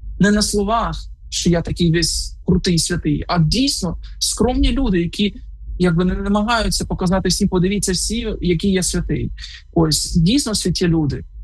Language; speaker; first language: Ukrainian; native; Ukrainian